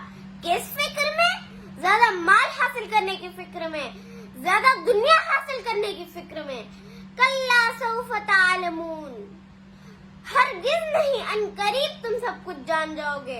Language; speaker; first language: Urdu; native; Urdu